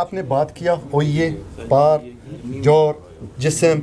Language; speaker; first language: Hindi; non-native, learner; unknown